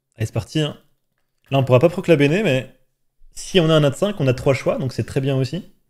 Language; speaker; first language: French; native; French